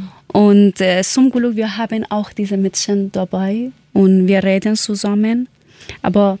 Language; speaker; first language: German; non-native, learner; Persian